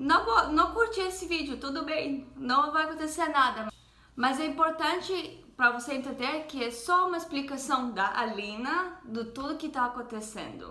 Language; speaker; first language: Portuguese; non-native, fluent; Hebrew